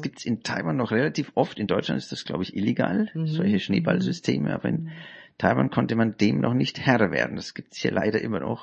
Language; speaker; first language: German; native; German